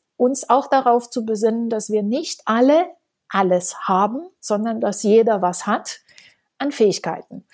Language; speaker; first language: German; non-native, fluent; Romanian